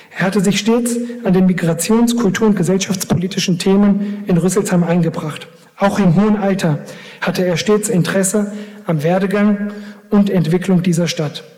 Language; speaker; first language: German; early bilingual, other home language; Greek